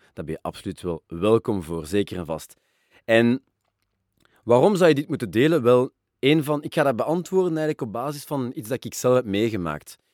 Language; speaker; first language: Dutch; non-native, local second language; French